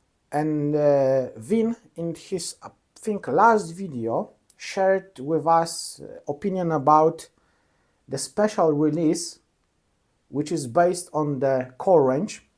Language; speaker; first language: English; non-native, fluent; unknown